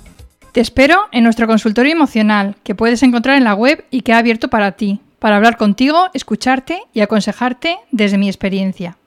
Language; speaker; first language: Spanish; native; Spanish